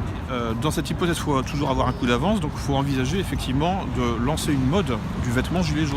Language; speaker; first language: French; native; French